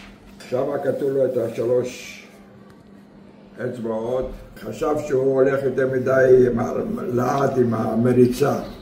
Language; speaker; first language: Hebrew; non-native, fluent; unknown